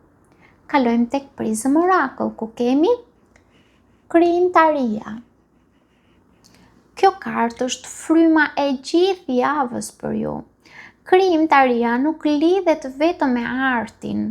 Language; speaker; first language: Albanian; native; Albanian